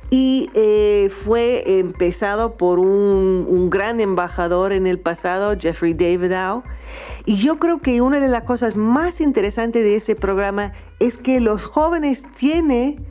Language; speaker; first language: Spanish; non-native, fluent; English